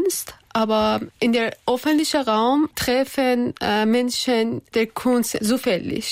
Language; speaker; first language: German; non-native, learner; Persian